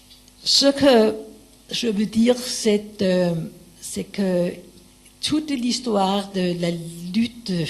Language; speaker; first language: French; non-native, fluent; Danish